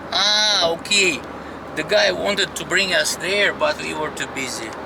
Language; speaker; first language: English; non-native, fluent; Russian